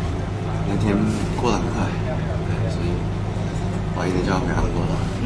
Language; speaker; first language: Chinese; early bilingual, heritage; Chinese